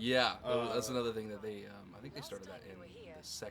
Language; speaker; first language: English; native; English